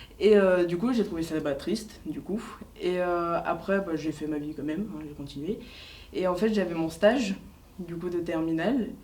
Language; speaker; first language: French; native; French